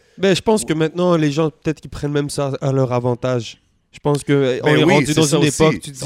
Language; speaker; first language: French; native; French